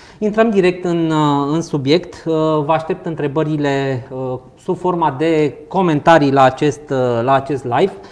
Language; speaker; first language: Romanian; native; Romanian